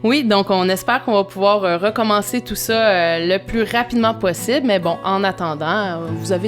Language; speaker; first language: French; native; French